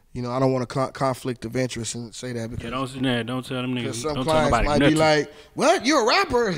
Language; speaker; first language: English; native; English